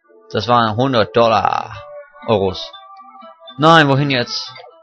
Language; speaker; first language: German; native; German